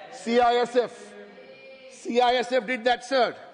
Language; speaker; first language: Bangla; non-native, local second language; English